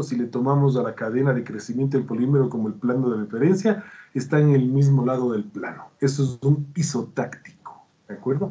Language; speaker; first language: Spanish; native; Spanish